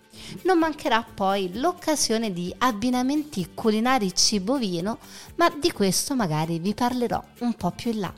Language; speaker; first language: Italian; native; Italian